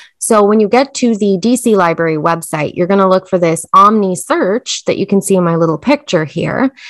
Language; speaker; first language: English; native; English